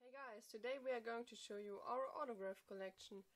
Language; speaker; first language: English; non-native, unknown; German